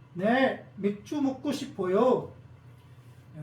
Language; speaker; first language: Korean; non-native, learner; Filipino